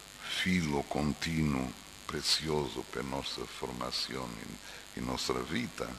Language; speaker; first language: Italian; non-native, fluent; Portuguese